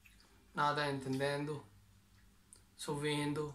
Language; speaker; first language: Portuguese; non-native, learner; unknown